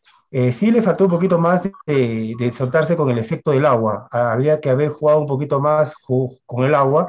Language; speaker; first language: Spanish; native; Spanish